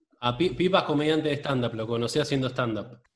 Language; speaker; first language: Spanish; native; Spanish